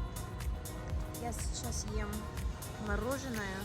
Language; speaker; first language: Russian; non-native, learner; English